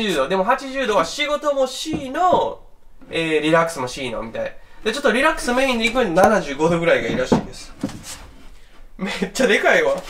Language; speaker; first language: Japanese; native; Japanese